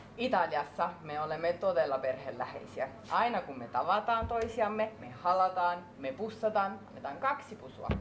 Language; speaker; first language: Finnish; non-native, fluent; Italian